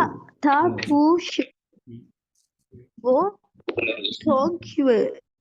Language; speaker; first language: Chinese; non-native, learner; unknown